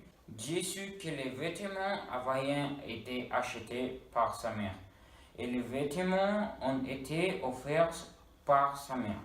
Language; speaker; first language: French; non-native, learner; Spanish